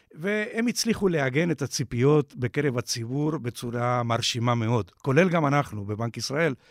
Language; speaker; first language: Hebrew; non-native, fluent; Spanish